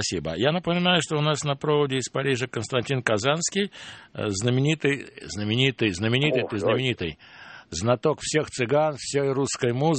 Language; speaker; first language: Russian; native; Russian